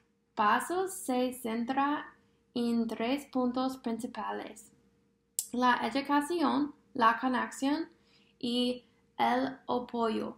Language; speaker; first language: Spanish; non-native, fluent; English